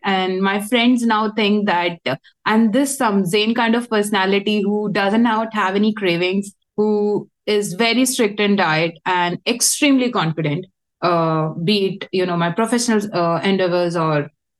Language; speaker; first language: English; non-native, local second language; Hindi